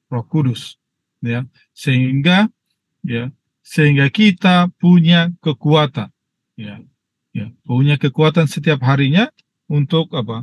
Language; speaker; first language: Indonesian; native; Indonesian